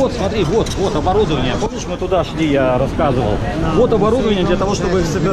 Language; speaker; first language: Russian; native; Russian